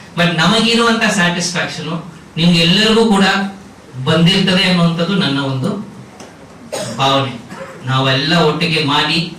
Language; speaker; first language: Kannada; non-native, local second language; Tamil